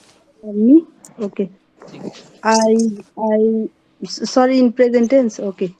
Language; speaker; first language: English; non-native, learner; Hindi